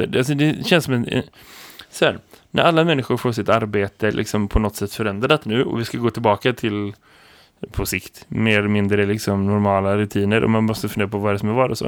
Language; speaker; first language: Swedish; native; Swedish